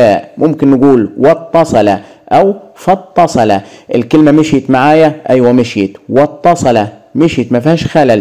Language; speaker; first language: Arabic; native; Arabic